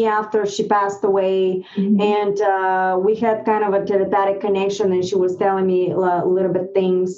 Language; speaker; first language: English; non-native, fluent; Bulgarian